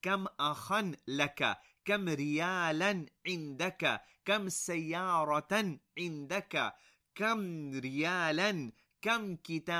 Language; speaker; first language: Arabic; non-native, fluent; English